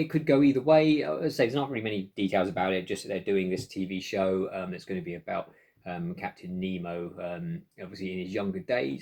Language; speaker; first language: English; native; English